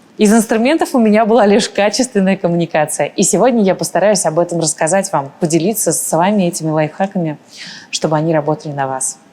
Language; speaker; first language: Russian; early bilingual, other home language; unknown